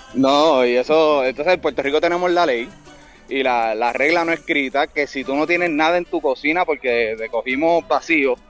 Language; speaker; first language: Spanish; native; Spanish